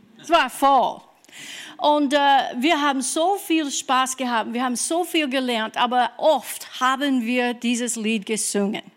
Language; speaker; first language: German; non-native, fluent; English